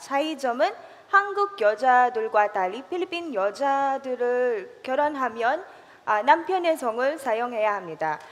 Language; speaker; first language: Korean; non-native, learner; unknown